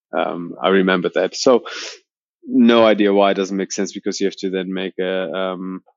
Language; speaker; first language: English; non-native, fluent; German